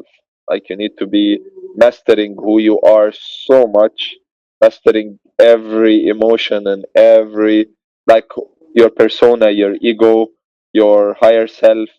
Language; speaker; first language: English; non-native, fluent; Arabic